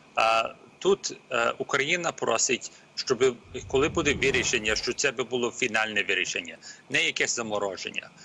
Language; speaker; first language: Ukrainian; early bilingual, heritage; Ukrainian